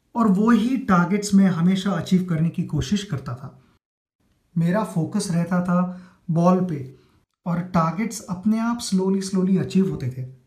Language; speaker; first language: Hindi; non-native, local second language; Marathi